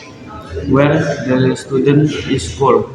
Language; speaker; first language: English; non-native, learner; Indonesian